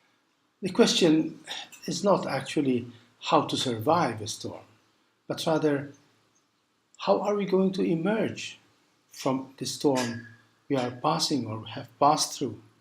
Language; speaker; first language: English; non-native, local second language; Maltese